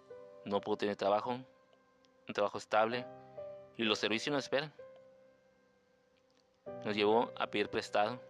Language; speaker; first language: Spanish; native; Spanish